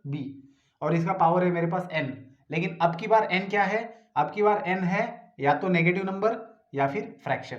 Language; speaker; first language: Hindi; native; Hindi